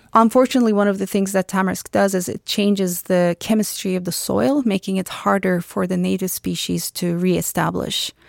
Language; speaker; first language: English; non-native, fluent; Turkish